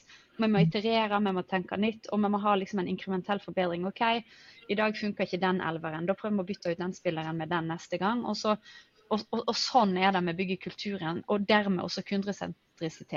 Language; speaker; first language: Norwegian; native; Norwegian